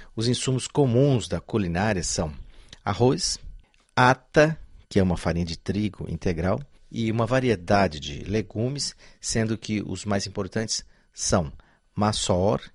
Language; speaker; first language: Portuguese; native; Portuguese